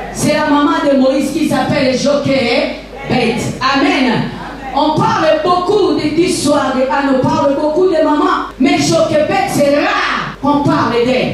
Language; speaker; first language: French; non-native, local second language; Lingala